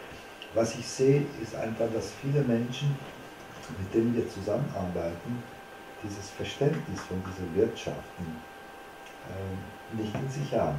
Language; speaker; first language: German; non-native, fluent; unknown